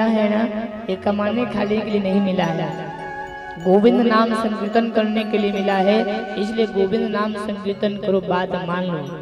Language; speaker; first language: Hindi; non-native, local second language; Chhattisgarhi